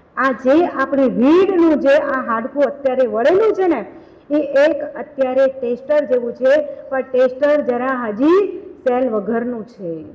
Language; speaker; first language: Gujarati; non-native, local second language; Kachhi